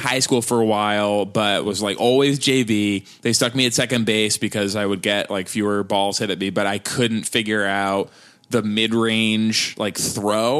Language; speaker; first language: English; native; English